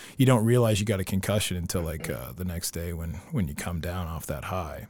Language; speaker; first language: English; native; English